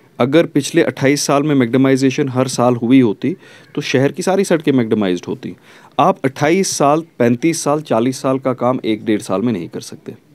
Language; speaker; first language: Hindi; non-native, local second language; Kashmiri